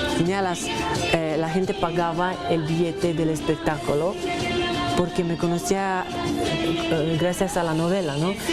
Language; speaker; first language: Spanish; non-native, fluent; Romanian